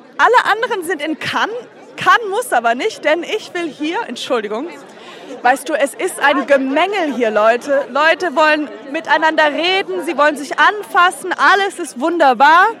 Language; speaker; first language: German; native; German